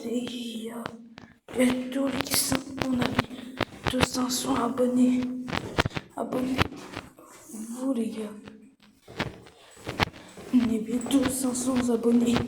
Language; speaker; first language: French; early bilingual, other home language; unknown